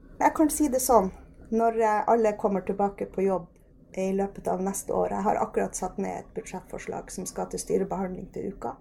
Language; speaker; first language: Norwegian; native; Norwegian